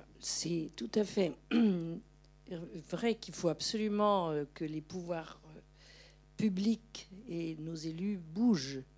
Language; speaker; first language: French; native; French